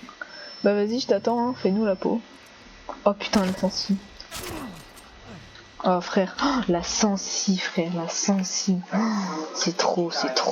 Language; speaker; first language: French; native; French